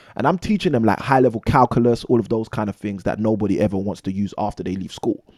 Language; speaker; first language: English; native; English